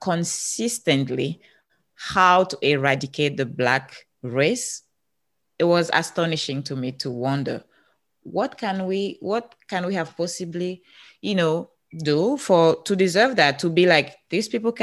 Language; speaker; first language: English; non-native, local second language; French